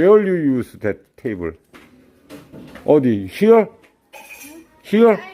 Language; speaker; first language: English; non-native, learner; Korean